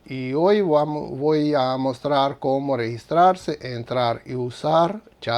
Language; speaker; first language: Spanish; non-native, fluent; Russian